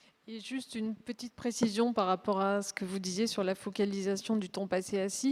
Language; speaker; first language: French; native; French